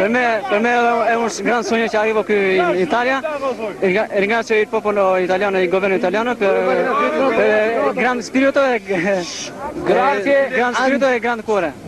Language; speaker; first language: Italian; non-native, learner; Albanian